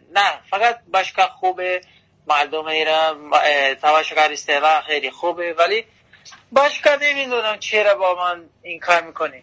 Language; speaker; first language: Persian; non-native, learner; Portuguese